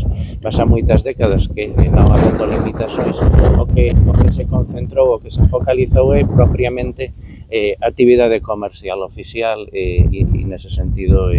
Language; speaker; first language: Galician; native; Galician